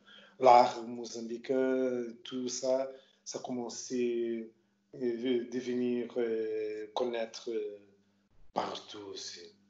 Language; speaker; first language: French; non-native, local second language; Portuguese